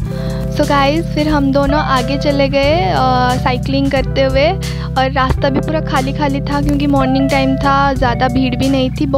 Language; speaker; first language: Hindi; native; Hindi